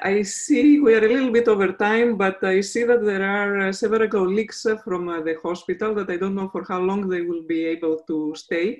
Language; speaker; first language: English; non-native, fluent; Greek